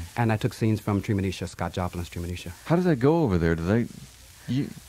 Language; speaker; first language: English; native; English